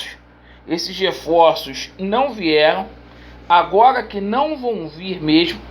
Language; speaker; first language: Portuguese; native; Portuguese